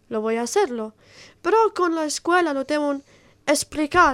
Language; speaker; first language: Spanish; non-native, learner; Italian